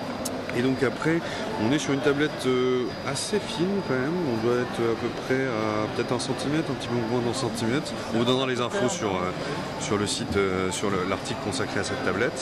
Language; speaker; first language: French; native; French